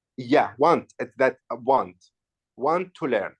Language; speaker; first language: English; non-native, learner; Arabic